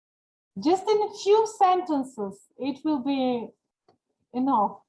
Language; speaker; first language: English; non-native, learner; Georgian